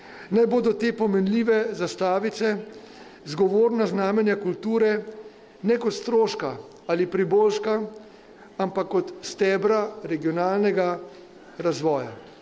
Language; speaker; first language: Slovenian; native; Slovenian